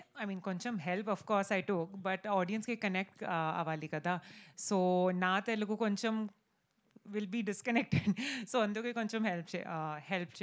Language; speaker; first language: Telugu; non-native, learner; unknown